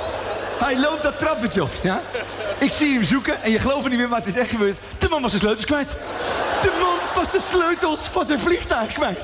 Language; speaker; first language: Dutch; native; Dutch